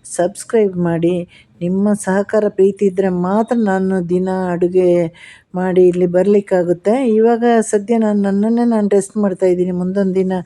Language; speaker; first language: Kannada; non-native, local second language; Malayalam